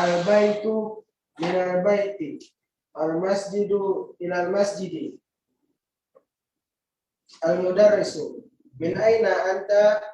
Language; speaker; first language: Arabic; non-native, learner; Indonesian